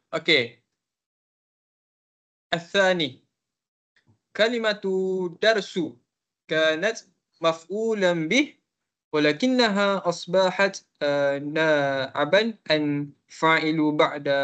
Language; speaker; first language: Arabic; non-native, learner; Malay